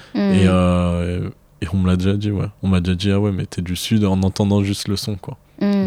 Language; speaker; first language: French; native; French